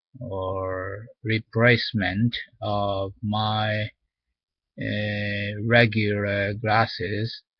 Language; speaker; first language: English; non-native, learner; Japanese